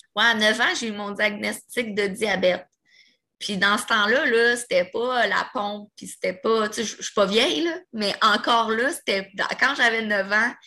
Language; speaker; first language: French; native; French